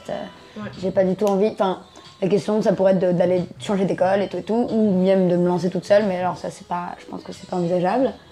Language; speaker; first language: French; native; French